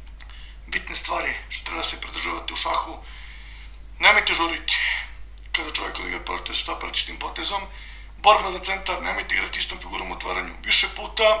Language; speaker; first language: Serbian; native; Serbian